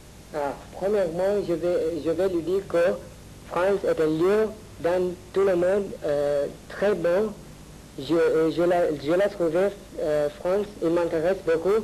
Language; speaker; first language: French; non-native, learner; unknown